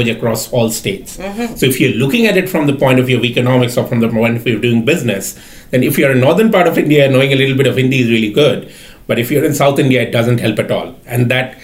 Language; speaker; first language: English; non-native, local second language; Bangla